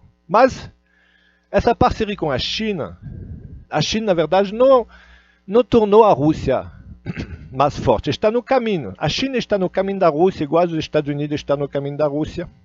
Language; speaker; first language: Portuguese; non-native, fluent; Russian